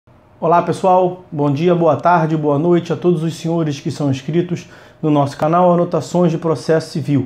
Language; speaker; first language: Portuguese; native; Portuguese